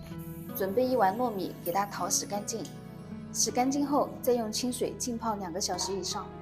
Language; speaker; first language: Chinese; native; Chinese